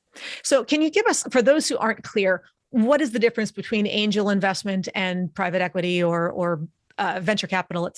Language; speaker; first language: English; native; English